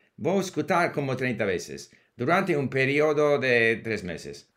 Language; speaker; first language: Spanish; non-native, fluent; English